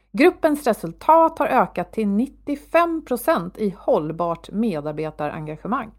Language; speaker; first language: Swedish; native; Swedish